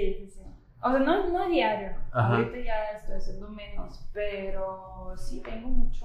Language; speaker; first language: Spanish; non-native, fluent; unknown